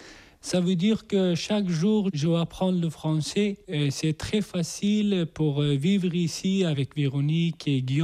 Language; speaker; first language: French; non-native, learner; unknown